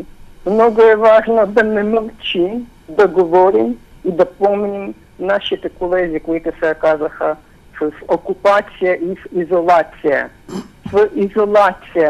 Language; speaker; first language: Bulgarian; non-native, fluent; Ukrainian